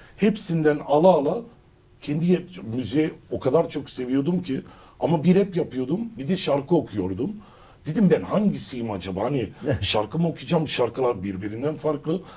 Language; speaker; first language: Turkish; early bilingual, heritage; Turkish